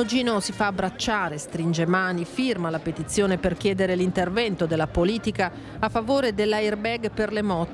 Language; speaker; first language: Italian; native; Italian